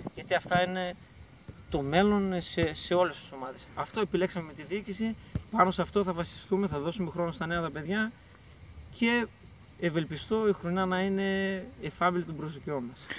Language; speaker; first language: Greek; native; Greek